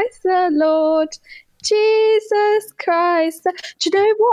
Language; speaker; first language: English; native; English